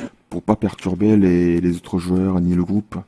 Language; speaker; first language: French; non-native, fluent; Korean